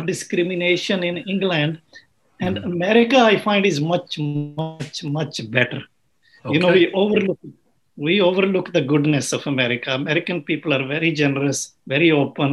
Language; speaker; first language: English; non-native, local second language; Punjabi